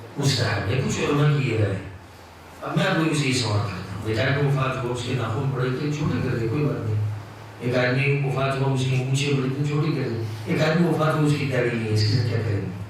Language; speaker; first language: Urdu; non-native, local second language; Pashto